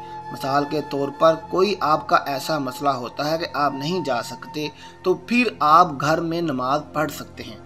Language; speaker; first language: Urdu; native; Urdu